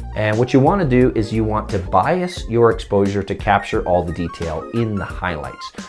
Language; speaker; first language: English; native; English